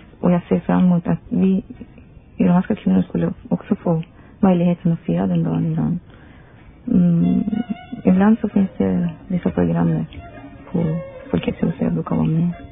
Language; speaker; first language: Swedish; non-native, fluent; Persian